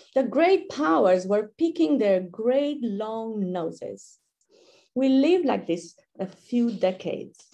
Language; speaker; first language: English; non-native, fluent; Romanian